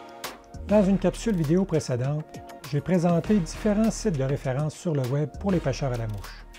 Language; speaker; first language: French; native; French